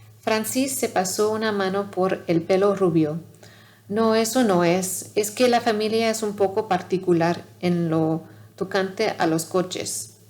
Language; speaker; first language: Spanish; non-native, learner; English